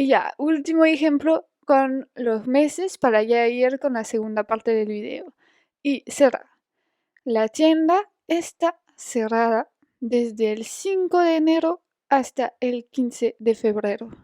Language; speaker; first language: Spanish; non-native, fluent; French